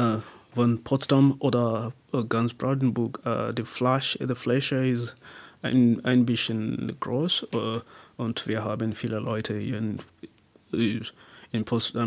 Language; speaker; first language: German; non-native, learner; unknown